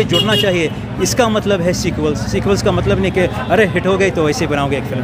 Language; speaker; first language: Hindi; non-native, fluent; Arabic